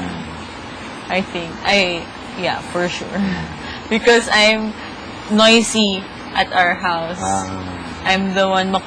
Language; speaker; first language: English; non-native, local second language; Filipino